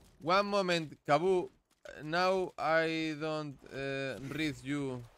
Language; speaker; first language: English; non-native, learner; Spanish